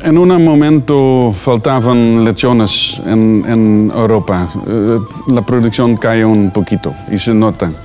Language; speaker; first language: Spanish; non-native, learner; Dutch